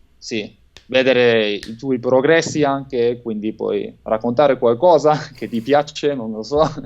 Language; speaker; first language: Italian; non-native, fluent; German